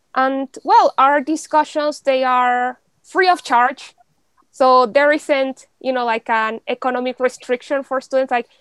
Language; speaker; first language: English; non-native, fluent; Spanish